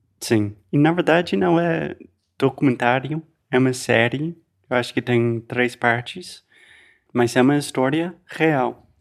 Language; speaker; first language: Portuguese; non-native, fluent; English